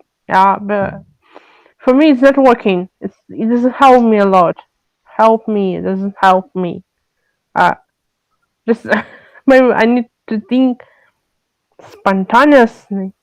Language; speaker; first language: English; non-native, learner; French